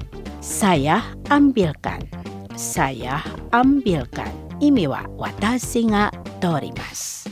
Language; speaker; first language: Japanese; non-native, fluent; Indonesian